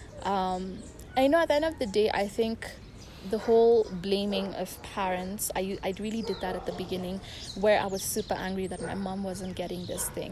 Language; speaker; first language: English; non-native, local second language; Tamil